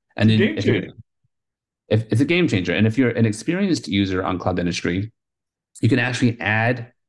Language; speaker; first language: English; early bilingual, heritage; Spanish